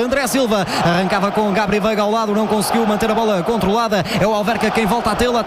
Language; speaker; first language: Portuguese; native; Portuguese